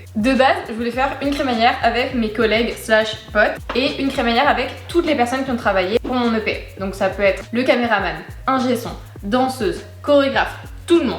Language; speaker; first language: French; native; French